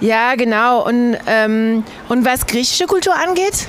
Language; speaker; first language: German; non-native, fluent; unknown